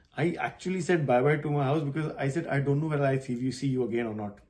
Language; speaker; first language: English; non-native, local second language; Hindi